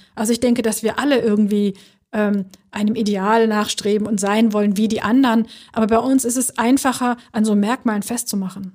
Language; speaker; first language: German; early bilingual, other home language; Turkish